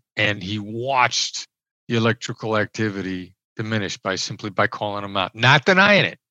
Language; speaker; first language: English; native; English